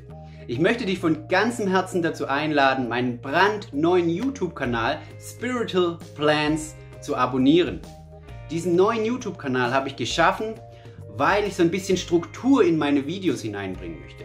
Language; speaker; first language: German; native; German